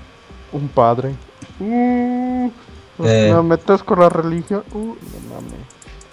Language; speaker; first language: Spanish; native; Spanish